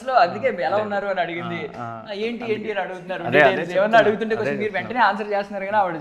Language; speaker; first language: Telugu; native; Telugu